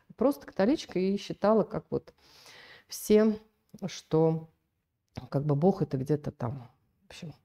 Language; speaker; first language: Russian; native; Russian